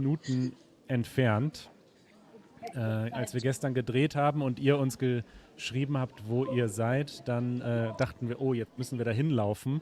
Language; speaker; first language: German; native; German